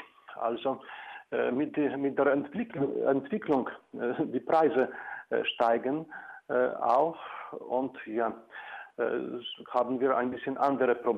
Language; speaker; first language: German; non-native, fluent; Polish